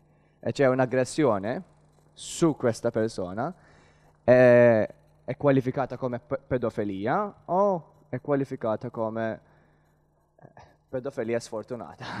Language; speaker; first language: Italian; non-native, learner; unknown